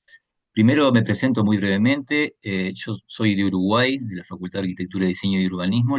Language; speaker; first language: Spanish; native; Spanish